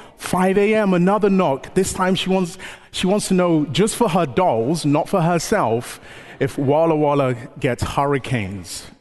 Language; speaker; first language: English; early bilingual, other home language; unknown